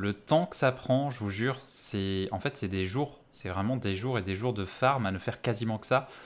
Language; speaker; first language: French; native; French